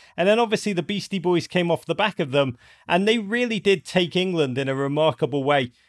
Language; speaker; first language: English; native; English